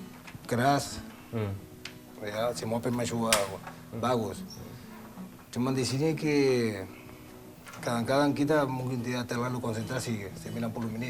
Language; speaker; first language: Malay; non-native, learner; Spanish